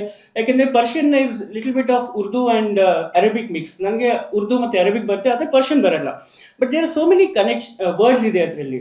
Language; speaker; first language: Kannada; non-native, local second language; Urdu